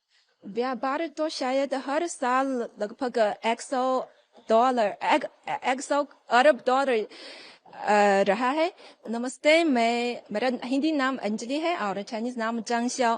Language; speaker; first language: Hindi; non-native, fluent; Chinese